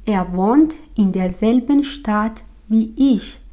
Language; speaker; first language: German; non-native, fluent; Persian